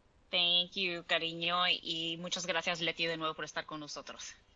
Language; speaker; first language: Spanish; early bilingual, heritage; Spanish